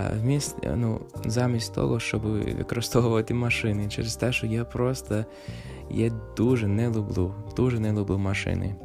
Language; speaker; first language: Ukrainian; non-native, fluent; English